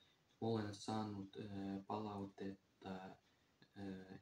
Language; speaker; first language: Finnish; non-native, learner; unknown